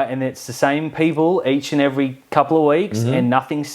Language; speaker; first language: English; native; English